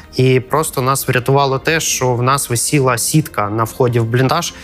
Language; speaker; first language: Ukrainian; native; Ukrainian